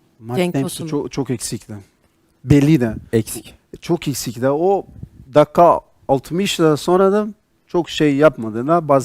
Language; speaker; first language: Turkish; non-native, learner; Portuguese